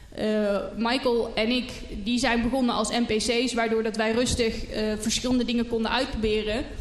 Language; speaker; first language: Dutch; native; Dutch